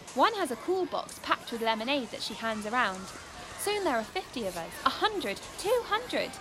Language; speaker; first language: English; native; English